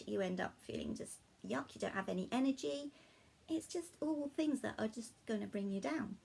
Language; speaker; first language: English; native; English